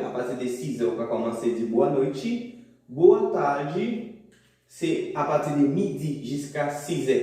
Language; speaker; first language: French; non-native, local second language; Haitian Creole